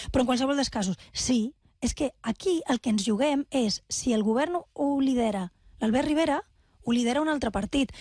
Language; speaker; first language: Catalan; non-native, local second language; Spanish